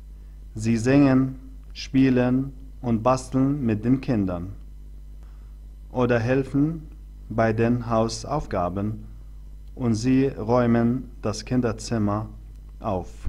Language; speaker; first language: German; non-native, fluent; Arabic